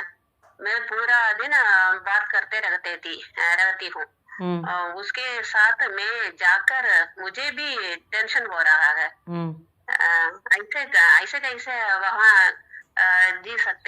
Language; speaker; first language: Hindi; non-native, local second language; Tamil